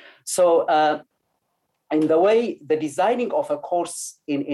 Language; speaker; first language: English; non-native, fluent; Amharic